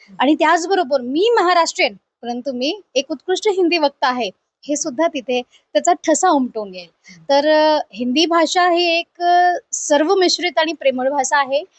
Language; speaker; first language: Marathi; native; Marathi